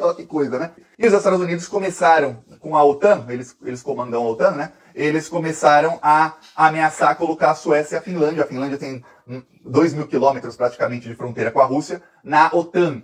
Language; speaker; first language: Portuguese; native; Portuguese